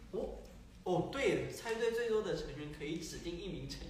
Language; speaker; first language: Chinese; non-native, fluent; Thai